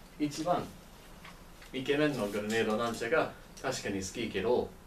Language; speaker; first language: Japanese; non-native, learner; English